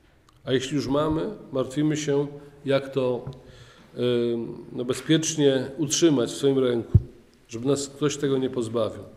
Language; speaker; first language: Polish; native; Polish